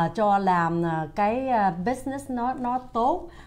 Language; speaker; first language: Vietnamese; early bilingual, heritage; Vietnamese